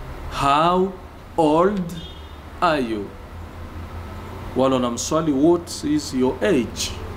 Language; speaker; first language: English; non-native, fluent; Rundi